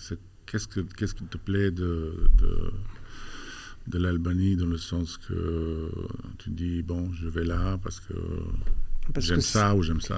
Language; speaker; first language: French; non-native, fluent; Albanian